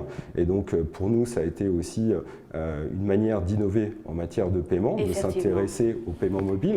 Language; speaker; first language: French; native; French